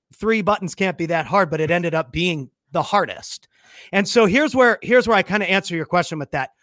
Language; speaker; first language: English; native; English